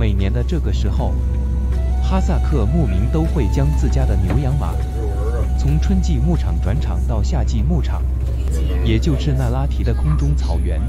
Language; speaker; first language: Chinese; native; Chinese